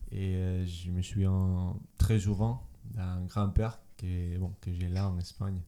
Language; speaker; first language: French; non-native, learner; Spanish